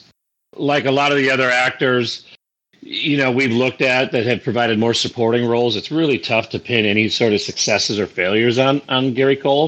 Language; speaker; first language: English; native; English